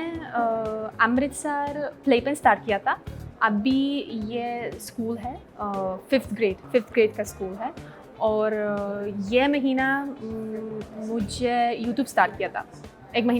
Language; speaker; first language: Hindi; non-native, learner; Czech